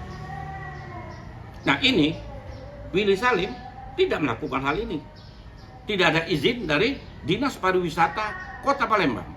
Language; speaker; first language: Indonesian; native; Indonesian